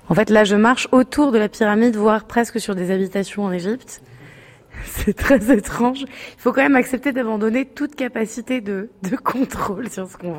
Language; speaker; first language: French; native; French